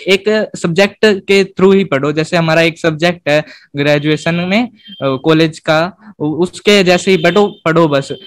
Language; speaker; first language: Hindi; native; Hindi